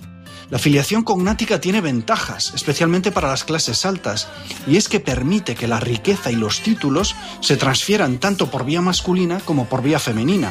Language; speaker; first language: Spanish; native; Spanish